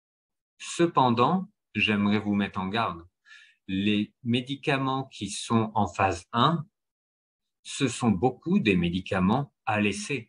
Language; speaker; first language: French; native; French